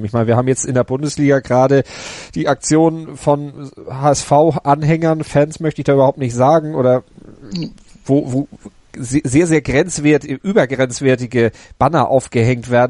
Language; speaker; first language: German; native; German